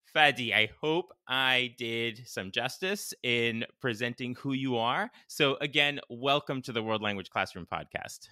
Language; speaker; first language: English; native; English